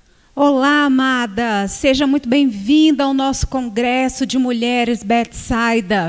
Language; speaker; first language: Portuguese; native; Portuguese